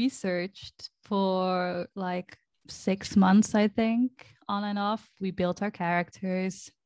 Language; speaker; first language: English; non-native, fluent; Dutch